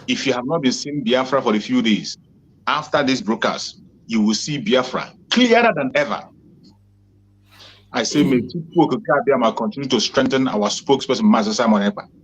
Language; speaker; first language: English; non-native, local second language; Igbo